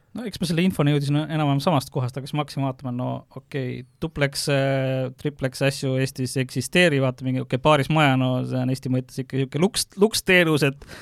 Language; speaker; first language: Estonian; native; Estonian